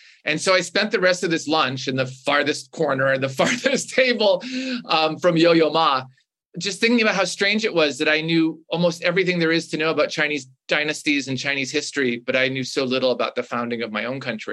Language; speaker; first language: English; native; English